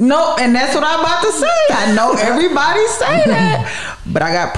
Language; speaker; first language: English; native; English